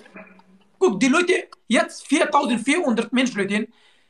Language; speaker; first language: German; non-native, learner; Turkish